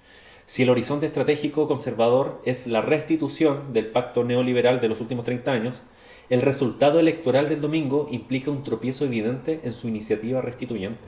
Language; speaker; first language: Spanish; native; Spanish